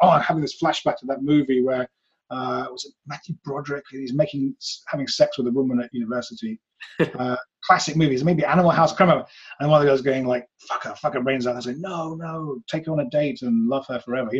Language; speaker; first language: English; native; English